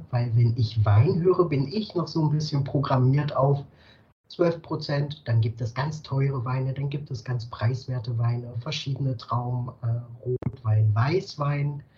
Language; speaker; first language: German; native; German